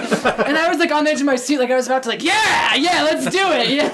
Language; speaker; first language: English; native; English